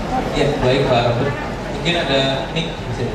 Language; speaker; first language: Indonesian; native; Indonesian